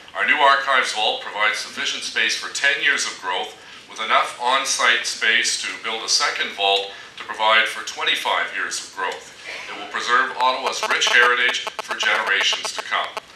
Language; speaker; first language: English; native; English